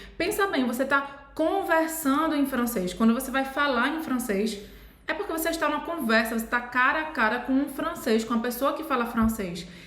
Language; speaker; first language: Portuguese; native; Portuguese